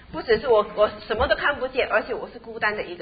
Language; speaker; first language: Chinese; native; Chinese